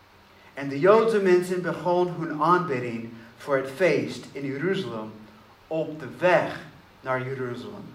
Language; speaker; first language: Dutch; non-native, learner; English